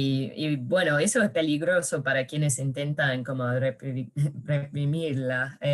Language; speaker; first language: Spanish; early bilingual, heritage; Spanish